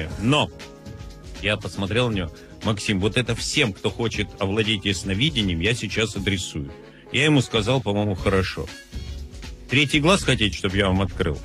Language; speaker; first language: Russian; native; Russian